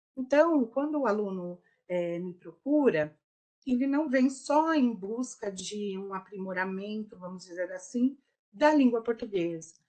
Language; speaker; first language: Portuguese; native; Portuguese